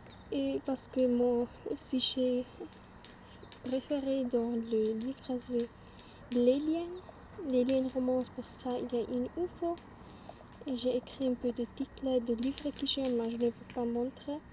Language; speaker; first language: French; non-native, learner; German